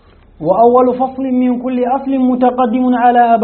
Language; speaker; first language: Arabic; native; Arabic